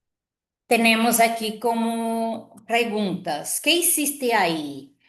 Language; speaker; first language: Spanish; non-native, fluent; Portuguese